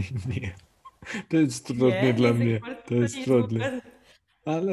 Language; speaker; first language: Polish; non-native, learner; English